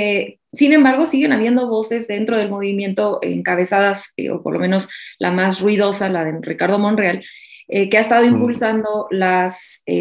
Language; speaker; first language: Spanish; native; Spanish